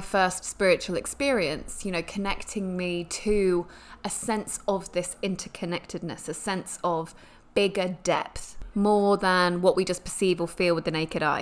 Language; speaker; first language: English; native; English